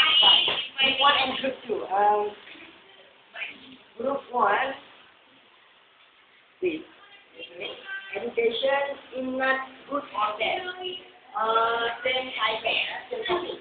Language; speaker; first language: English; non-native, learner; Indonesian